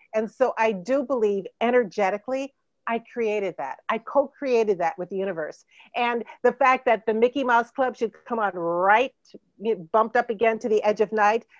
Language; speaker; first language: English; native; English